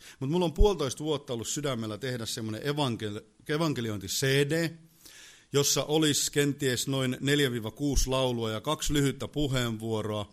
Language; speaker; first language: Finnish; native; Finnish